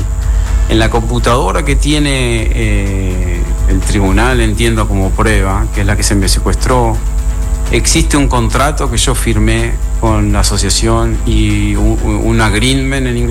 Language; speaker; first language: Spanish; native; Spanish